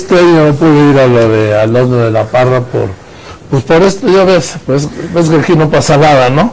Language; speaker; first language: Spanish; native; Spanish